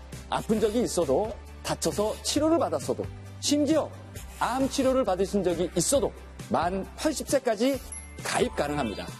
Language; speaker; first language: Korean; native; Korean